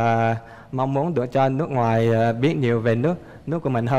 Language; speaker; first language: Vietnamese; early bilingual, heritage; Vietnamese